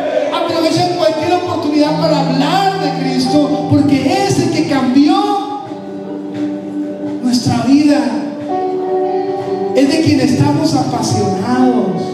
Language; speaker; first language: Spanish; native; Spanish